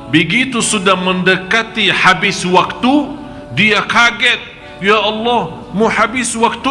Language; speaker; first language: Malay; non-native, fluent; Arabic